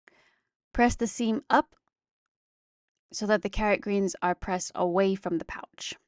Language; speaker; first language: English; native; English